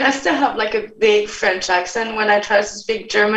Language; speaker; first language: English; non-native, fluent; French